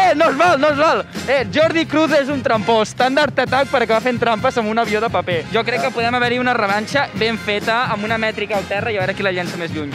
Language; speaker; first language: Catalan; early bilingual, other home language; Chinese